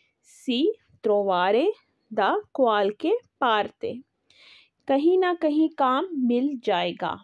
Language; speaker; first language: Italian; non-native, learner; Urdu